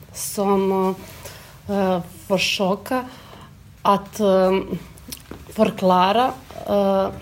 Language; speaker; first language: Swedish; non-native, learner; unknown